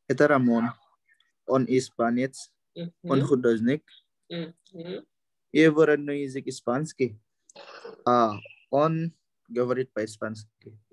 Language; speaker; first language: Russian; non-native, learner; Indonesian